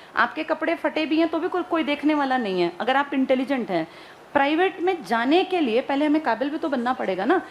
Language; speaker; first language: Hindi; native; Hindi